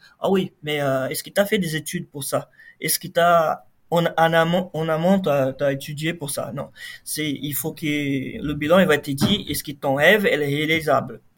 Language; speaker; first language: French; non-native, fluent; Portuguese